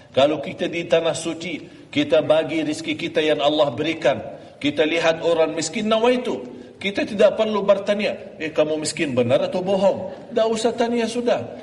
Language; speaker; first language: Malay; non-native, fluent; Arabic